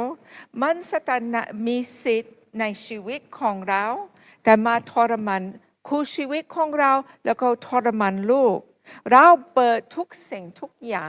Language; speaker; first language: Thai; non-native, fluent; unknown